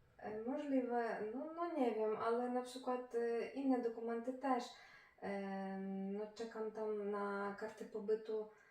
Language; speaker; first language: Polish; non-native, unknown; Ukrainian